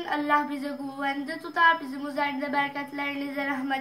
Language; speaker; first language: Turkish; non-native, learner; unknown